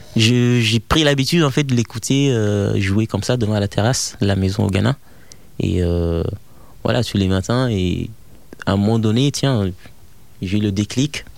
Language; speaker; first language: French; non-native, fluent; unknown